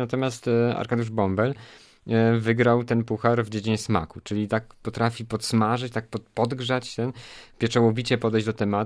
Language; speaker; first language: Polish; native; Polish